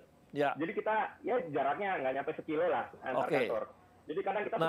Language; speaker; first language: Indonesian; native; Indonesian